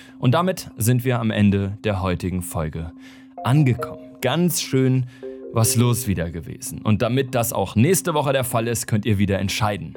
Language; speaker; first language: German; native; German